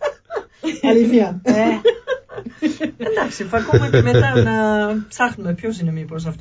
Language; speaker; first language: Greek; non-native, learner; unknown